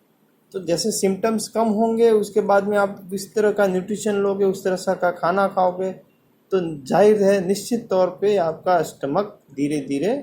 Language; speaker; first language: Hindi; native; Hindi